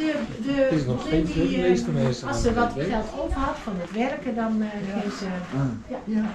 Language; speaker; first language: Dutch; native; Dutch